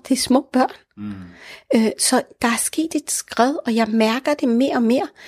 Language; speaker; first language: Danish; early bilingual, other home language; Arabic